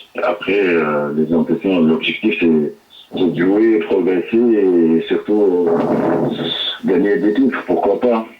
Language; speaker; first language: French; non-native, local second language; Arabic